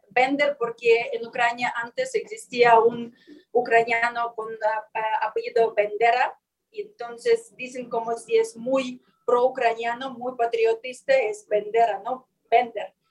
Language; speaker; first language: Spanish; non-native, learner; Ukrainian